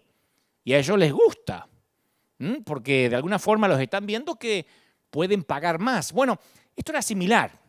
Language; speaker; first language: Spanish; native; Spanish